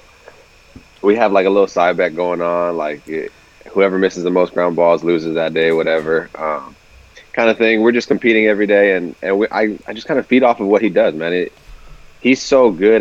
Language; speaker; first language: English; native; English